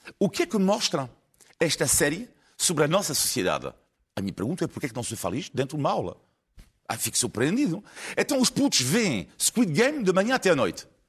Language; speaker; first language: Portuguese; non-native, fluent; French